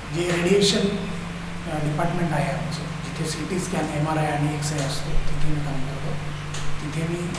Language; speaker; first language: Marathi; native; Marathi